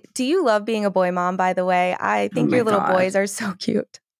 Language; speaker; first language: English; native; English